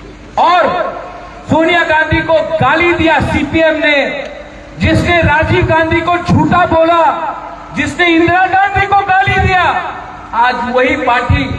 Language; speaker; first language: Hindi; non-native, local second language; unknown